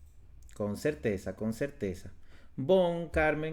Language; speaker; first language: Portuguese; non-native, fluent; Spanish